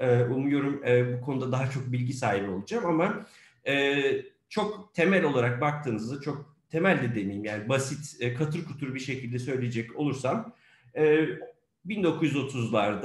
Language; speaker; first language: Turkish; native; Turkish